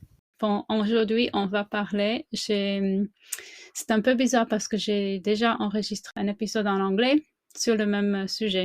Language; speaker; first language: French; non-native, fluent; English